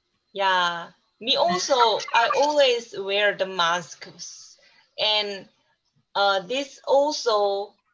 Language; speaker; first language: English; non-native, learner; Korean